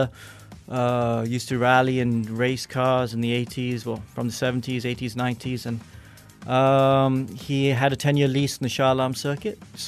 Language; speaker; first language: English; native; English